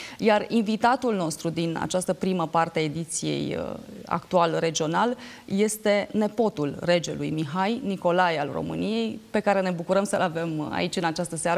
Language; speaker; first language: Romanian; native; Romanian